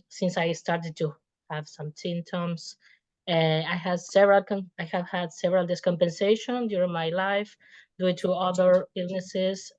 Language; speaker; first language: English; non-native, fluent; Spanish